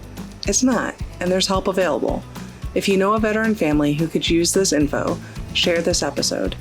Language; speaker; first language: English; native; English